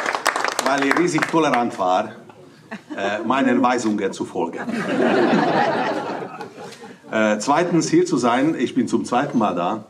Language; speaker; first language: German; non-native, fluent; Hungarian